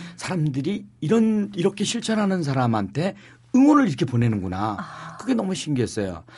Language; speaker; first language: Korean; native; Korean